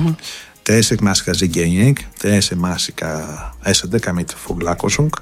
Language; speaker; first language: Hungarian; non-native, fluent; Greek